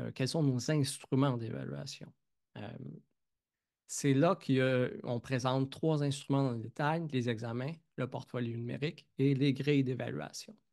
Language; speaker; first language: French; native; French